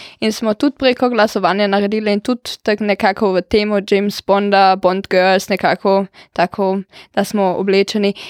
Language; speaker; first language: Slovenian; non-native, local second language; German